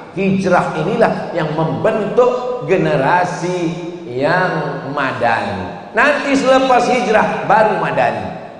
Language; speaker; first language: Malay; native; Malay